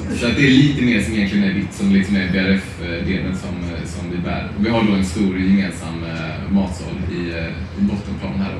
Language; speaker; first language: Swedish; native; Swedish